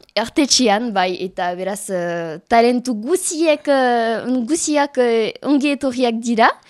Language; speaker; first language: Basque; non-native, learner; French